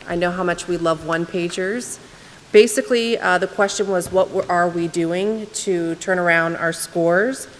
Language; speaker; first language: English; native; English